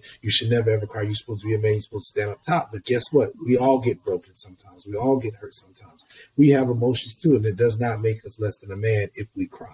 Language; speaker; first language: English; native; English